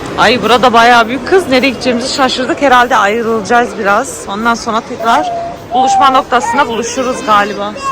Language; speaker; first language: Turkish; early bilingual, heritage; Turkish